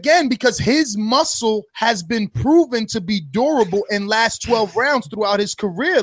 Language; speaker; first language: English; native; English